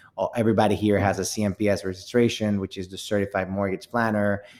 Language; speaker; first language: English; early bilingual, other home language; Spanish